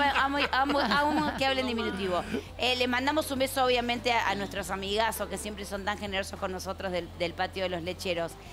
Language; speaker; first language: Spanish; native; Spanish